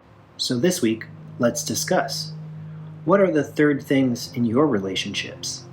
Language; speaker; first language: English; native; English